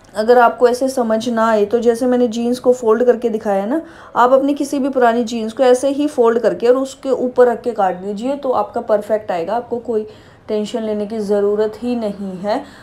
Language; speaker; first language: Hindi; native; Hindi